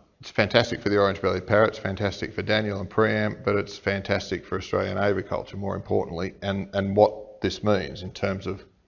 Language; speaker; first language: English; native; English